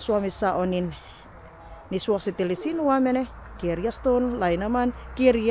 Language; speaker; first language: Finnish; non-native, learner; Filipino